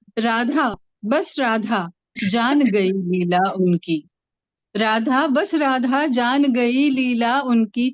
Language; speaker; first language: Hindi; non-native, local second language; Tamil